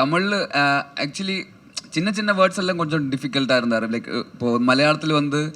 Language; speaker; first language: Tamil; non-native, learner; Malayalam